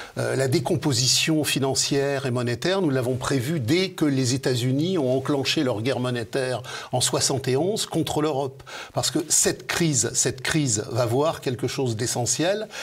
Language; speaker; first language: French; native; French